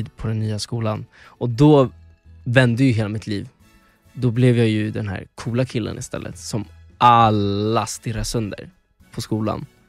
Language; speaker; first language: Swedish; early bilingual, other home language; Spanish